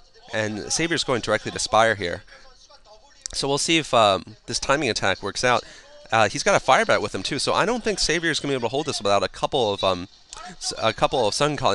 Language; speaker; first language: English; native; English